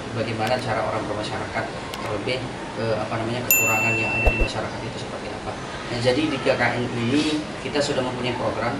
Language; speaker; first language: Indonesian; non-native, local second language; Sasak